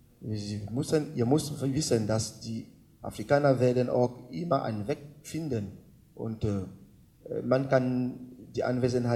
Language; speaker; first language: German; non-native, learner; French